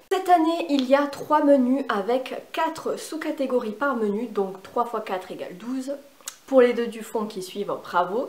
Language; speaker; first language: French; native; French